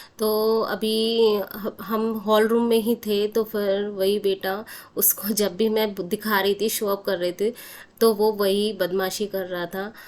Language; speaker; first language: Hindi; non-native, local second language; Bangla